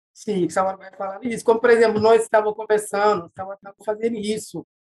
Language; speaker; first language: Portuguese; non-native, fluent; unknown